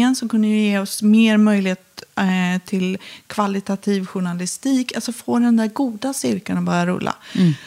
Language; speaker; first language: Swedish; native; Swedish